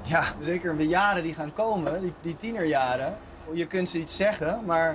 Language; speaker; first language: Dutch; native; Dutch